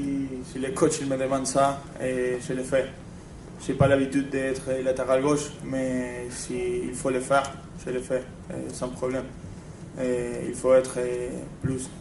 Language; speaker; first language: French; non-native, fluent; Spanish